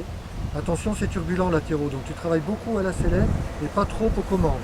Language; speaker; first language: French; native; French